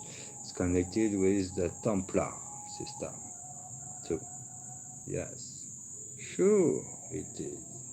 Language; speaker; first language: English; non-native, learner; French